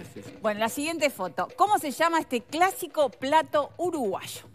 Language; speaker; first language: Spanish; native; Spanish